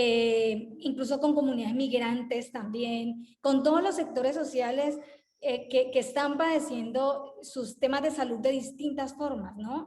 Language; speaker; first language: Spanish; native; Spanish